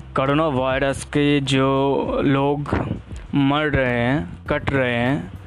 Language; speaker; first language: Hindi; native; Hindi